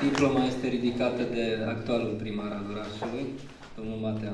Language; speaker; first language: Romanian; native; Romanian